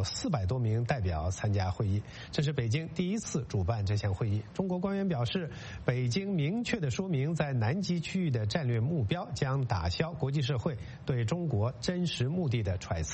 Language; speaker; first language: Chinese; native; Chinese